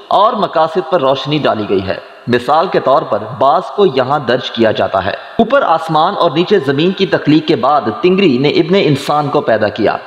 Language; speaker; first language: Urdu; native; Urdu